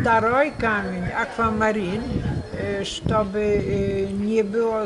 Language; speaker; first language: Russian; non-native, learner; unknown